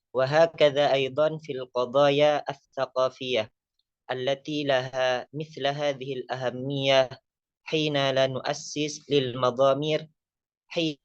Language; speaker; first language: Arabic; non-native, learner; Indonesian